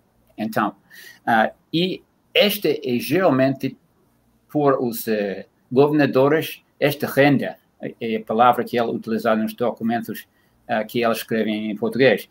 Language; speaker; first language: Portuguese; non-native, fluent; English